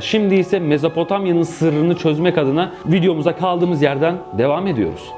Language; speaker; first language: Turkish; native; Turkish